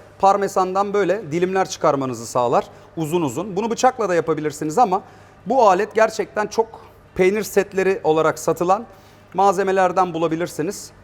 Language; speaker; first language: Turkish; native; Turkish